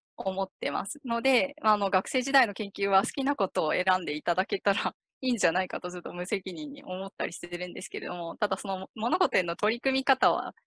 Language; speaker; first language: Japanese; native; Japanese